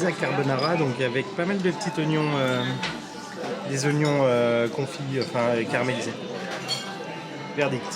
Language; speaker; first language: French; native; French